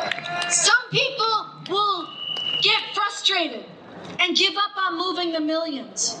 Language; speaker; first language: English; native; English